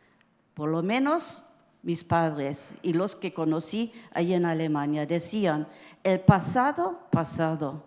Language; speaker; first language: Spanish; early bilingual, heritage; Spanish